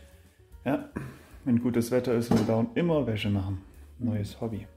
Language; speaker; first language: German; non-native, learner; Korean